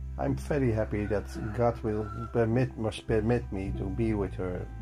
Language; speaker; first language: English; non-native, learner; Dutch